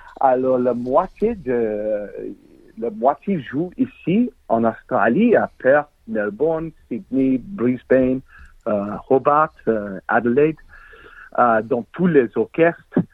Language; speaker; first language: French; non-native, learner; English